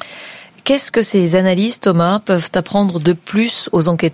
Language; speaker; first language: French; native; French